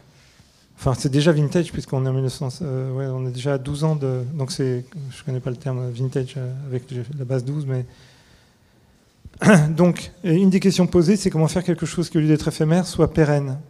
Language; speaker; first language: French; native; French